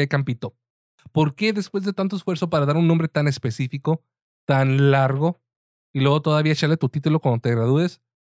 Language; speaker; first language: Spanish; early bilingual, heritage; Spanish